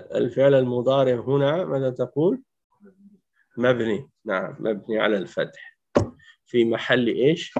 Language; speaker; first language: Arabic; non-native, fluent; French